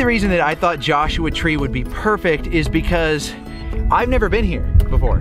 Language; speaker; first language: English; native; English